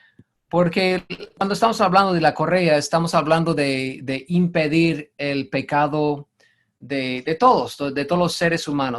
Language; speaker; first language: Spanish; non-native, fluent; English